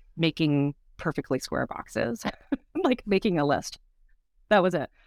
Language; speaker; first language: English; native; English